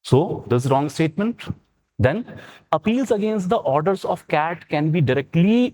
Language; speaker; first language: English; non-native, local second language; Punjabi